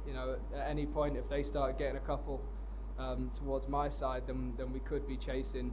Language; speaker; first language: English; native; English